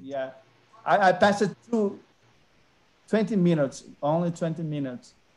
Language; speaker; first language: English; non-native, learner; Portuguese